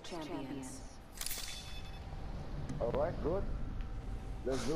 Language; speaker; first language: English; non-native, learner; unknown